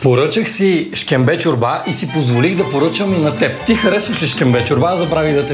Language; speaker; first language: Bulgarian; native; Bulgarian